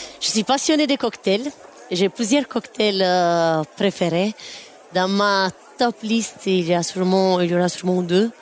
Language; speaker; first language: French; non-native, fluent; Italian